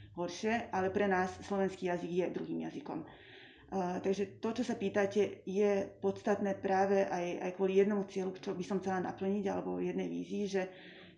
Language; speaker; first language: Slovak; non-native, local second language; Hungarian